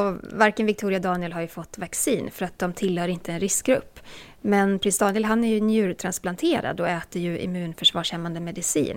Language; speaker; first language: Swedish; native; Swedish